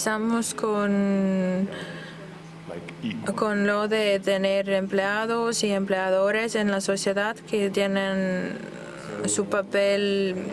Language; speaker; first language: Spanish; non-native, fluent; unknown